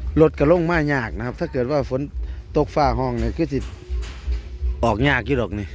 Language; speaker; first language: Thai; non-native, local second language; Northeastern Thai